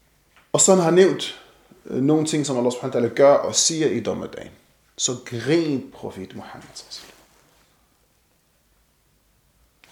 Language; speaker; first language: Danish; non-native, fluent; Arabic